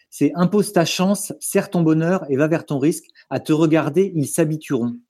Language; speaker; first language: French; native; French